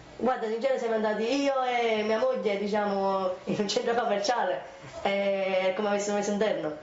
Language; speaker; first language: Italian; native; Italian